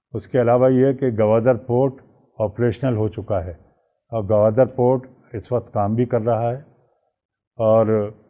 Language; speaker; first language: Urdu; native; Urdu